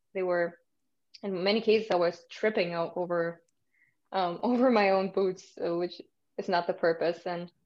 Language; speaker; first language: English; early bilingual, other home language; Russian